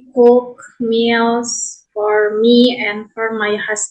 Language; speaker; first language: English; non-native, learner; Indonesian